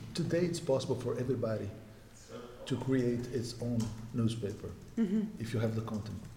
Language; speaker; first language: English; non-native, fluent; Portuguese